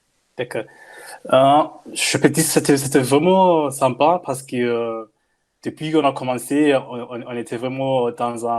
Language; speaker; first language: French; non-native, fluent; English